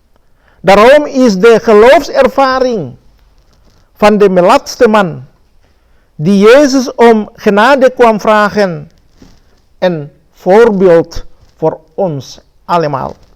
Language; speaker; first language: Dutch; non-native, fluent; Indonesian